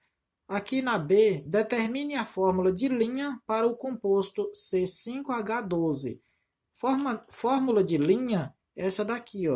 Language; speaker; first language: Portuguese; native; Portuguese